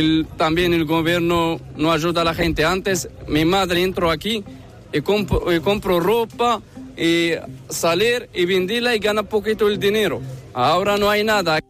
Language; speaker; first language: Spanish; non-native, learner; Arabic